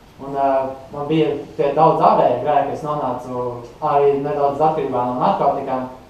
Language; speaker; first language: Latvian; native; Latvian